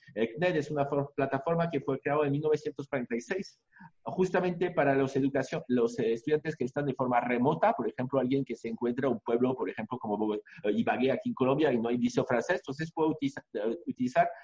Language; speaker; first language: Spanish; non-native, fluent; French